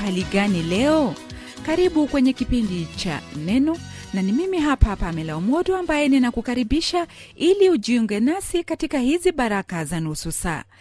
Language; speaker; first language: Swahili; non-native, local second language; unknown